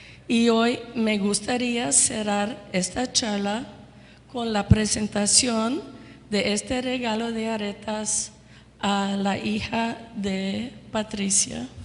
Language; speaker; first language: Spanish; non-native, fluent; English